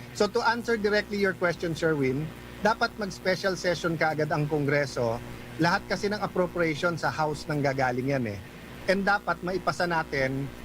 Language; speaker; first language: Filipino; native; Filipino